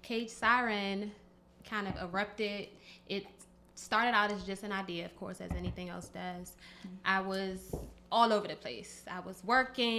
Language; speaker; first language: English; native; English